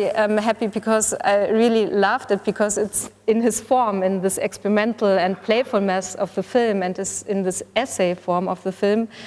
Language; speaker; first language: English; non-native, fluent; German